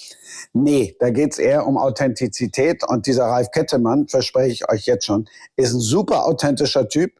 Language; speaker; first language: German; native; German